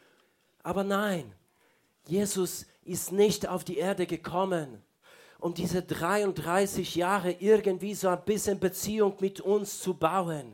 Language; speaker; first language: German; non-native, fluent; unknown